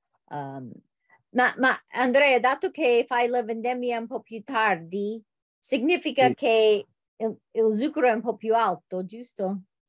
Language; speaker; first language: Italian; non-native, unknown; English